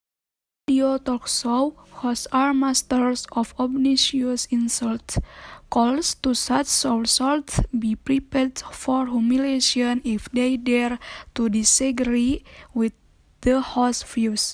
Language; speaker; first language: English; non-native, learner; Indonesian